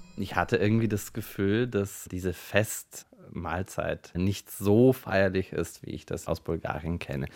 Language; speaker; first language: German; non-native, fluent; Bulgarian